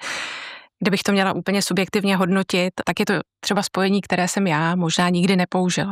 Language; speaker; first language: Czech; native; Czech